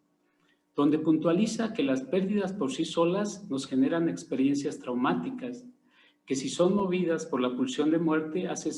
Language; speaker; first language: Spanish; native; Spanish